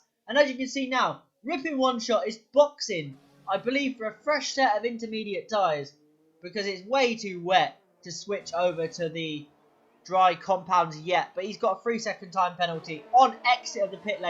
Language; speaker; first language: English; native; English